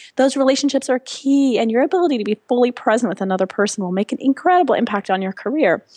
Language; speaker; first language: English; non-native, fluent; French